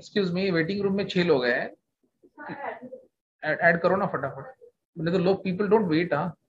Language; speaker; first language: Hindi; non-native, local second language; Marathi